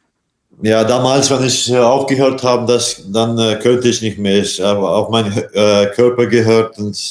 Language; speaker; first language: German; non-native, fluent; Latvian